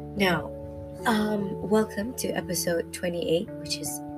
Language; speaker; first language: English; non-native, local second language; Malay